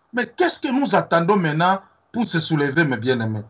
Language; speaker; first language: French; non-native, local second language; Swahili